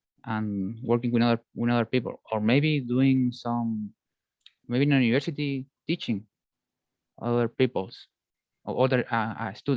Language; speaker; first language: English; non-native, learner; Spanish